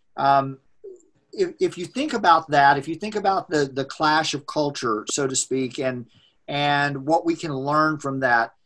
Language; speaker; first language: English; native; English